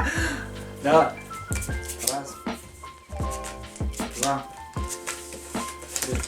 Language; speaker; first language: Russian; non-native, learner; Turkmen